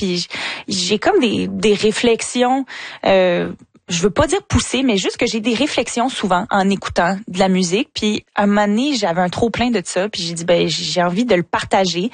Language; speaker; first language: French; native; French